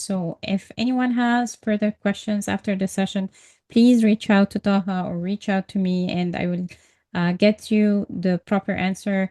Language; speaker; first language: English; non-native, fluent; Arabic